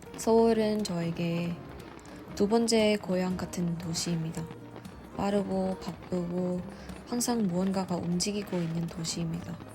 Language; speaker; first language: Korean; non-native, fluent; Vietnamese